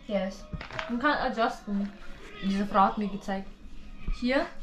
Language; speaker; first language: German; early bilingual, other home language; Filipino